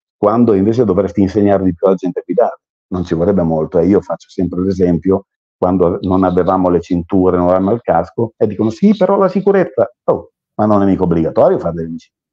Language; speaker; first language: Italian; native; Italian